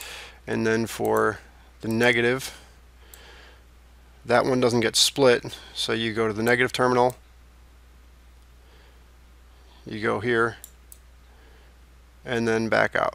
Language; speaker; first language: English; native; English